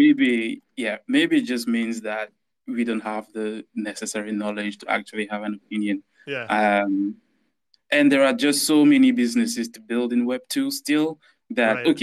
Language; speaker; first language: English; non-native, local second language; French